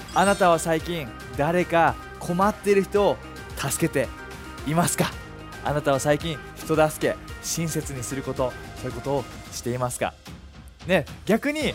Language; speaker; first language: Japanese; native; Japanese